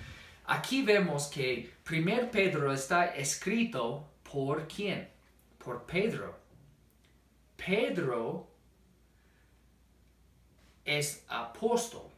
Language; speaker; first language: Spanish; non-native, fluent; English